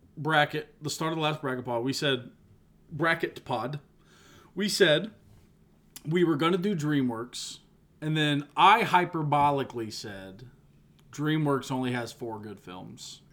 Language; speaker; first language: English; native; English